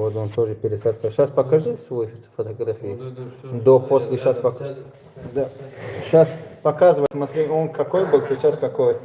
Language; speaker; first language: Russian; non-native, learner; Tajik